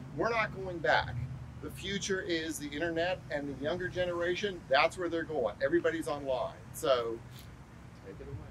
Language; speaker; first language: English; native; English